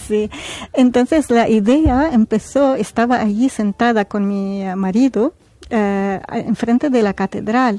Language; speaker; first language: Spanish; non-native, fluent; Arabic